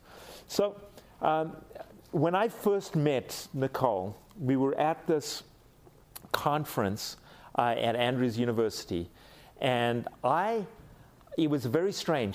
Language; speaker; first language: English; native; English